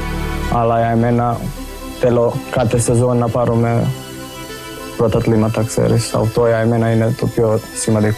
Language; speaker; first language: Greek; non-native, learner; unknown